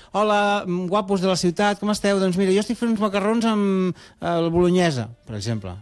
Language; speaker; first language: Catalan; non-native, local second language; Spanish